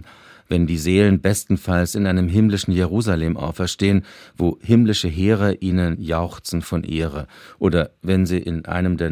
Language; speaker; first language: German; native; German